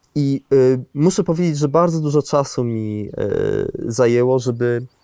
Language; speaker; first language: Polish; native; Polish